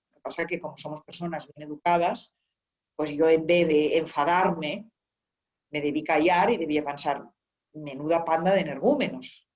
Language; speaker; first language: Spanish; early bilingual, heritage; Spanish